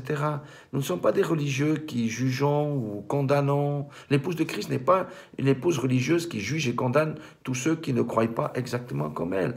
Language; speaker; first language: French; native; French